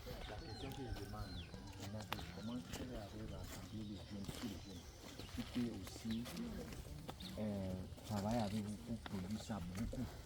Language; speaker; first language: French; non-native, local second language; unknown